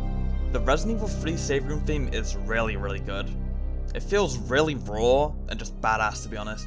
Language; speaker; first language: English; native; English